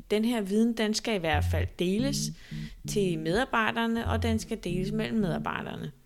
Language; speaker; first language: Danish; native; Danish